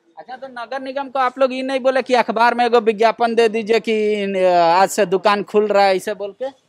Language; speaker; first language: Hindi; native; Hindi